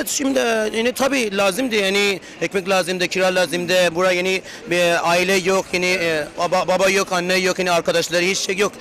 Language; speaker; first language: Turkish; non-native, learner; Persian